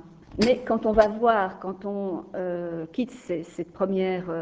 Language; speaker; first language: French; native; French